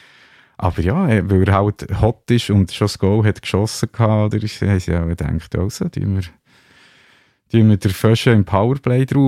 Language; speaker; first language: German; native; German